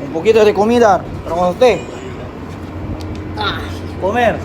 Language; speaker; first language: Spanish; non-native, local second language; Chavacano